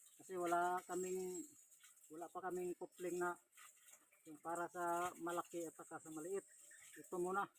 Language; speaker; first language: Filipino; non-native, local second language; Cebuano